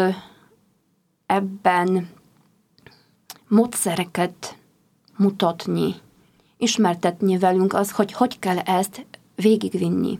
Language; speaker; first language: Hungarian; non-native, fluent; Polish